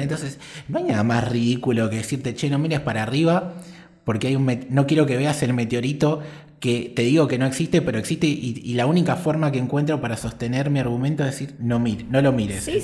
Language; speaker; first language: Spanish; native; Spanish